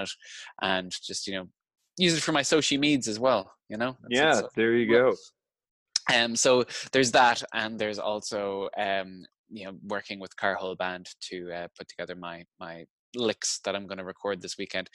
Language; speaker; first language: English; native; English